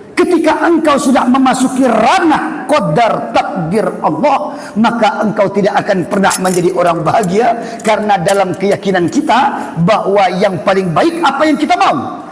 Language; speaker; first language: Malay; non-native, local second language; Buginese